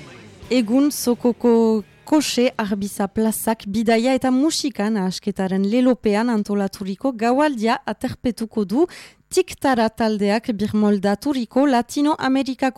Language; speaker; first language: Basque; native; Basque